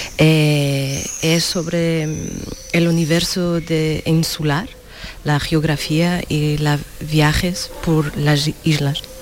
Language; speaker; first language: Spanish; non-native, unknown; Portuguese